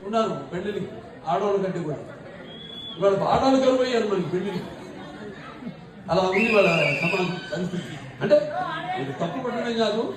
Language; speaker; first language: Telugu; native; Telugu